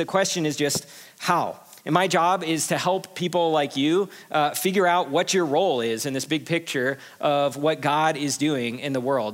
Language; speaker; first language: English; native; English